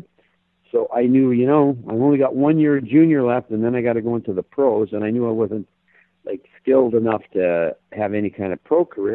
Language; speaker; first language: English; native; English